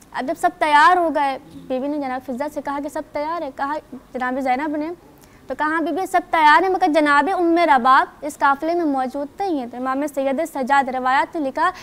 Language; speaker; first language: Urdu; non-native, local second language; Sindhi